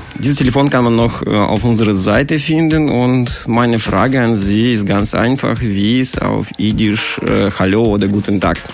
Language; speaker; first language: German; non-native, fluent; Russian